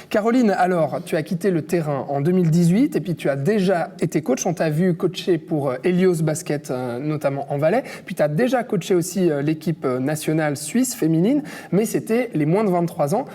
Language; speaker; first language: French; native; French